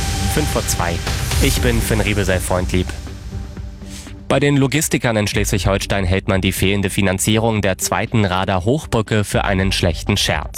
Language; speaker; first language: German; native; German